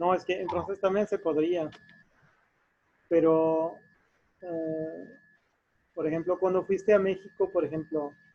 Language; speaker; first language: Spanish; non-native, fluent; French